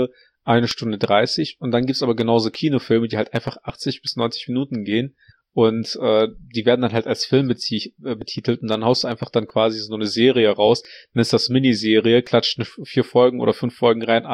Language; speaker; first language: German; native; German